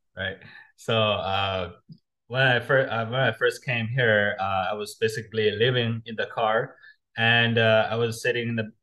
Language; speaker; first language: English; non-native, fluent; Chinese